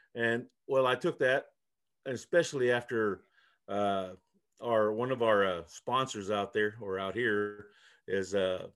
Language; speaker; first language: English; early bilingual, other home language; Spanish